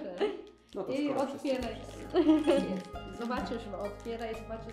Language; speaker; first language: Polish; non-native, learner; Chinese